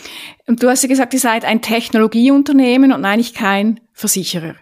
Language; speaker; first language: German; native; German